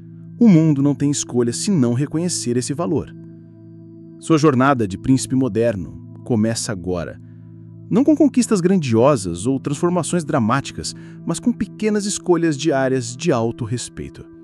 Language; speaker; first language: Portuguese; native; Portuguese